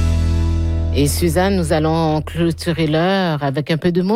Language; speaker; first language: French; native; French